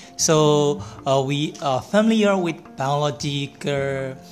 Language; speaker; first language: English; non-native, learner; Burmese